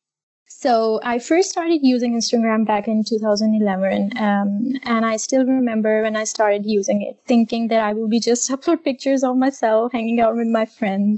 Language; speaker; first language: English; non-native, local second language; Urdu